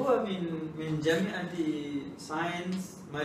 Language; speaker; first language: Arabic; non-native, learner; Malay